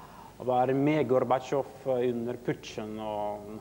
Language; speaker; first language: Swedish; non-native, learner; Russian